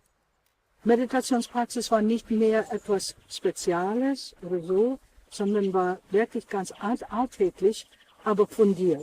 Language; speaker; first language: German; non-native, fluent; English